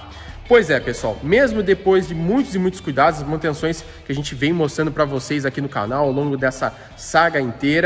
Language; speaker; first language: Portuguese; native; Portuguese